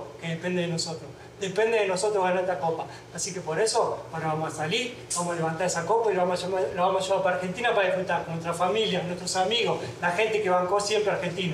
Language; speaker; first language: Spanish; native; Spanish